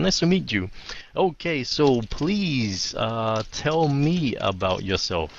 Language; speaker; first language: English; non-native, fluent; Vietnamese